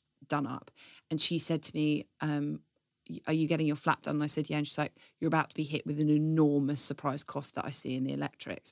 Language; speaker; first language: English; native; English